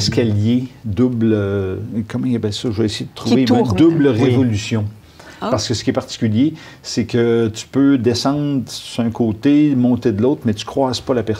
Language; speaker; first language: French; native; French